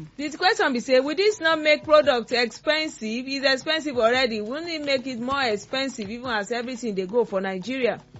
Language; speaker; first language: Nigerian Pidgin; non-native, local second language; Yoruba